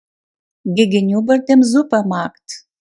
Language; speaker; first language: German; non-native, fluent; Russian